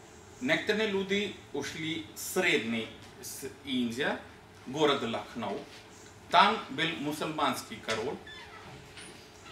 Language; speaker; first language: Russian; non-native, learner; Hindi